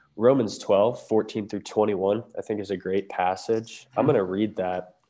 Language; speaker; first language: English; native; English